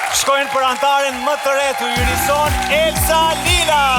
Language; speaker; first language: Albanian; native; Albanian